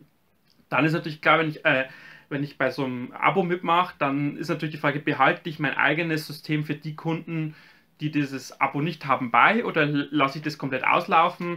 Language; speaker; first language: German; native; German